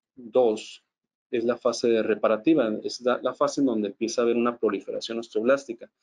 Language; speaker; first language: Spanish; native; Spanish